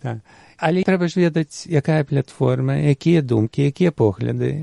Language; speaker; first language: Belarusian; early bilingual, heritage; Belarusian